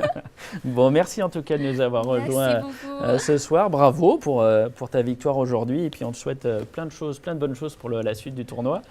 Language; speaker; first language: French; native; French